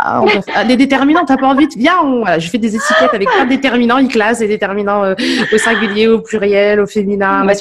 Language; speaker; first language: French; native; French